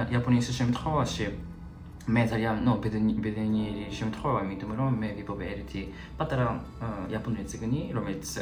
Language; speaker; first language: Georgian; non-native, fluent; Japanese